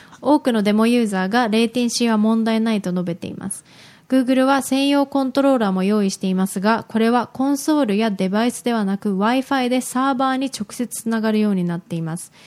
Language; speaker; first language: Japanese; native; Japanese